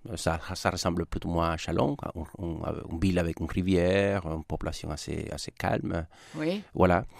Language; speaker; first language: French; non-native, fluent; Spanish